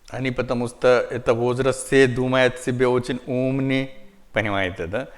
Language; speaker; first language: Russian; non-native, learner; Hindi